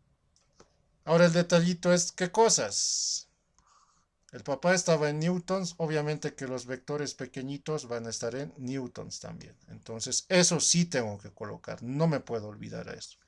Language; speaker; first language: Spanish; native; Spanish